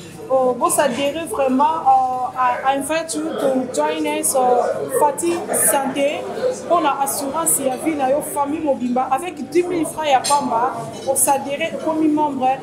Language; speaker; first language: French; non-native, local second language; Lingala